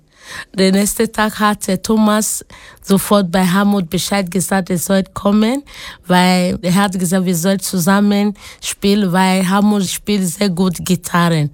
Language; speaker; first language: German; non-native, learner; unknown